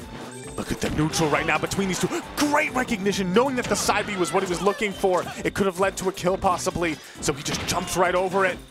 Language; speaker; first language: English; native; English